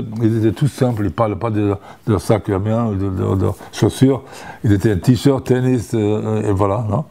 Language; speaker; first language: French; non-native, fluent; German